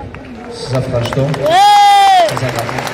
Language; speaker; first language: Greek; non-native, fluent; Portuguese